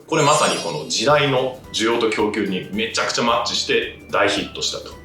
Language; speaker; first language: Japanese; native; Japanese